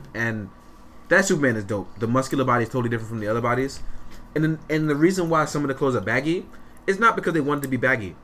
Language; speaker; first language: English; native; English